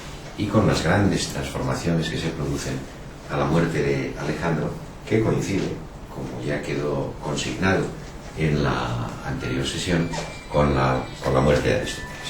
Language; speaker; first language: Spanish; native; Spanish